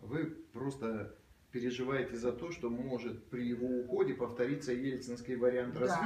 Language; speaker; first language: Russian; native; Russian